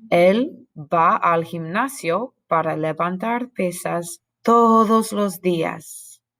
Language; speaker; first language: Spanish; non-native, fluent; English